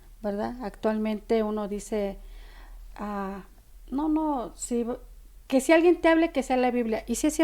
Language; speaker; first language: Spanish; native; Spanish